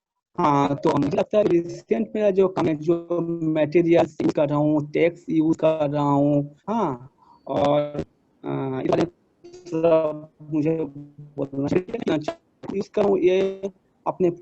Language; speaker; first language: Hindi; non-native, local second language; Bangla